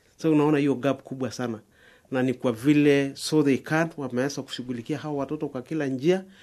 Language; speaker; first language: Swahili; non-native, local second language; Masai